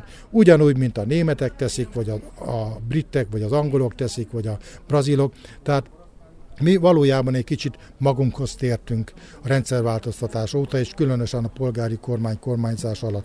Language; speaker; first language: Hungarian; native; Hungarian